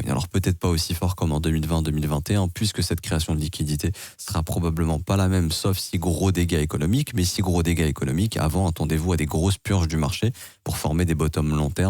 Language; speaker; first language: French; native; French